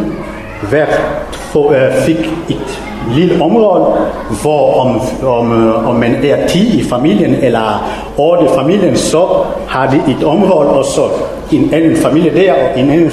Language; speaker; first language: Danish; non-native, fluent; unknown